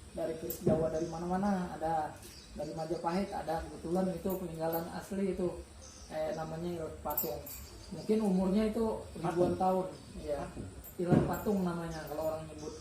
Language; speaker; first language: Indonesian; non-native, local second language; Banjar